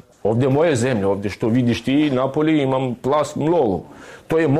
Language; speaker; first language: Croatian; non-native, local second language; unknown